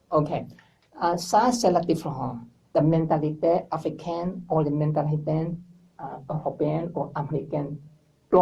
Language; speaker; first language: French; non-native, learner; English